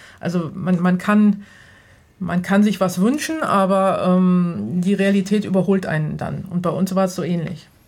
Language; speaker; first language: German; native; German